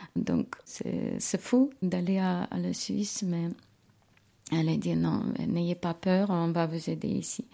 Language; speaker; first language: French; non-native, fluent; Ukrainian